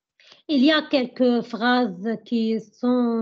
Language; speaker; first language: French; non-native, learner; Arabic